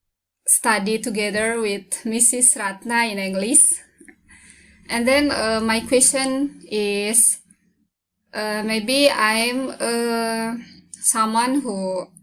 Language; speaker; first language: English; non-native, learner; Indonesian